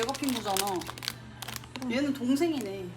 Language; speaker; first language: Korean; native; Korean